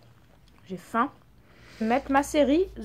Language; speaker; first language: French; native; French